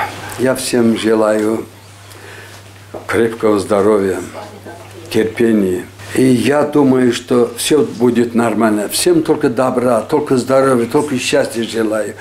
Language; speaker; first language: Russian; non-native, fluent; Azerbaijani